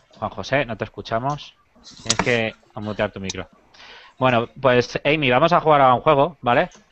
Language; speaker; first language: Spanish; native; Spanish